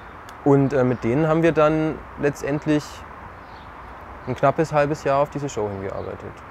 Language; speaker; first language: German; native; German